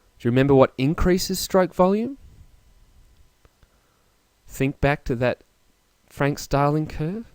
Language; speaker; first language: English; native; English